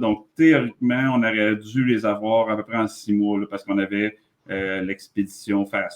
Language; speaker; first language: French; native; French